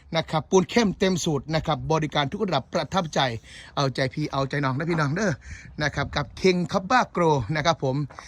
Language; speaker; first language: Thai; native; Thai